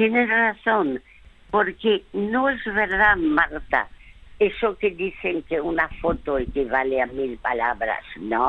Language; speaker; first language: Spanish; early bilingual, other home language; French